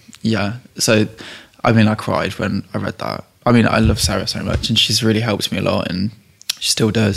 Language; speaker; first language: English; native; English